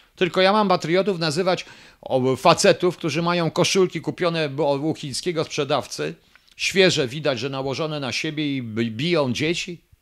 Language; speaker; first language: Polish; native; Polish